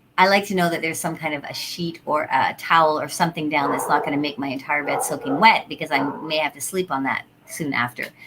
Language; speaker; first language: English; native; English